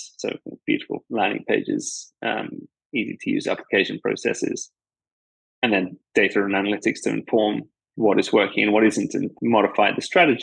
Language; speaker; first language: English; native; English